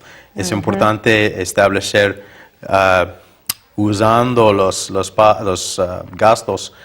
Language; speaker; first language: Spanish; non-native, learner; English